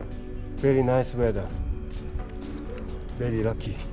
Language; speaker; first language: English; non-native, learner; Japanese